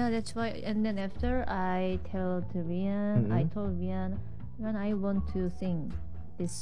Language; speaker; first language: English; non-native, learner; Korean